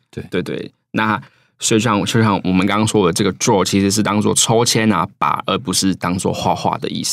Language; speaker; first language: Chinese; native; Chinese